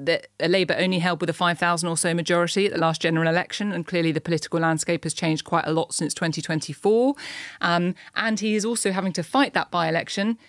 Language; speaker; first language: English; native; English